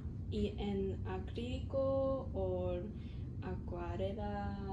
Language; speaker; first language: Spanish; non-native, learner; Cantonese